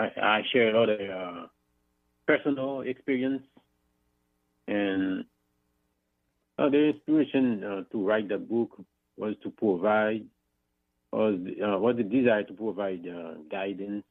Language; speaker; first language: English; non-native, fluent; Haitian Creole